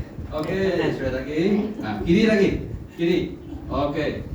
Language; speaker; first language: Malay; non-native, local second language; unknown